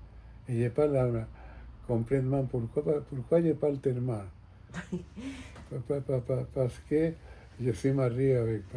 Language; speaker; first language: French; non-native, fluent; Spanish